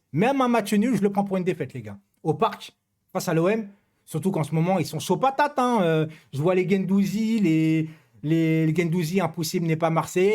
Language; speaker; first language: French; native; French